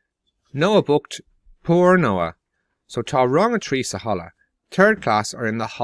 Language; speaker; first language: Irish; non-native, local second language; English